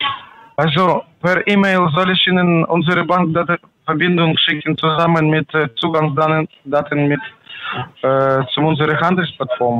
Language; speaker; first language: German; non-native, learner; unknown